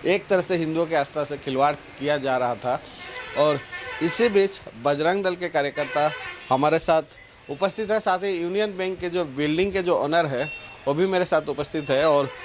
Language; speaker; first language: Hindi; non-native, local second language; Assamese